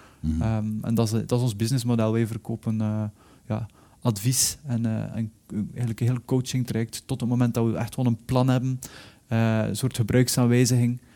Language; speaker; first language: Dutch; native; Dutch